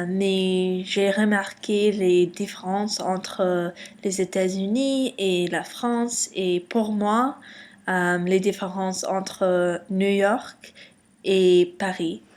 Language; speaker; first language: French; non-native, learner; English